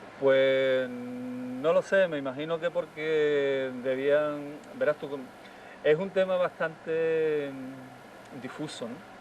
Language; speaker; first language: Spanish; native; Spanish